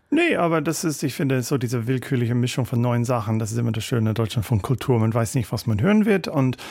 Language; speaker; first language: German; non-native, fluent; English